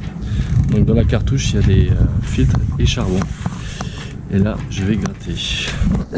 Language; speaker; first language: French; native; French